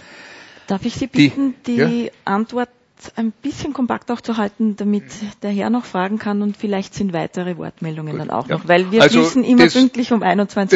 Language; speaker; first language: German; native; German